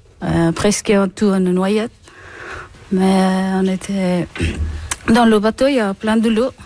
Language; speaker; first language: French; non-native, learner; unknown